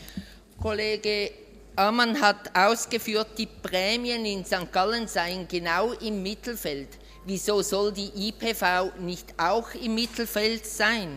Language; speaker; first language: German; native; German